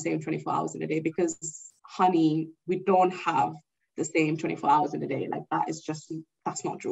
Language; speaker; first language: English; non-native, local second language; Urdu